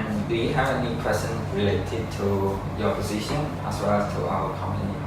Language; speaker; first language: English; non-native, learner; Khmer